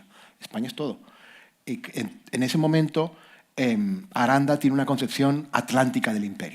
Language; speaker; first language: Spanish; native; Spanish